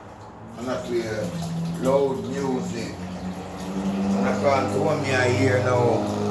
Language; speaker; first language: English; non-native, local second language; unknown